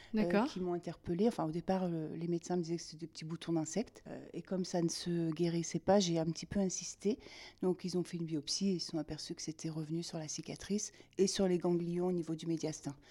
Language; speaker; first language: French; native; French